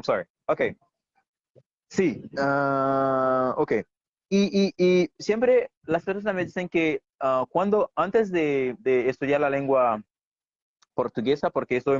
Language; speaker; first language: Spanish; non-native, fluent; Haitian Creole